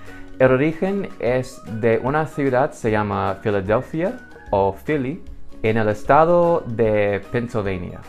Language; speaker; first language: Spanish; non-native, fluent; English